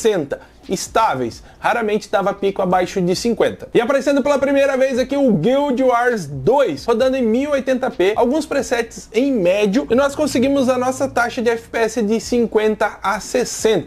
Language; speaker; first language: Portuguese; native; Portuguese